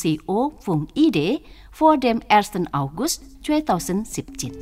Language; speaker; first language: German; non-native, fluent; Indonesian